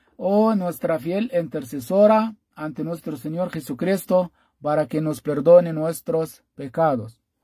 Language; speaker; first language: Spanish; non-native, fluent; Arabic